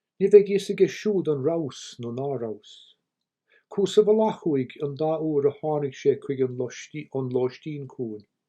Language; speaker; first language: Irish; native; Irish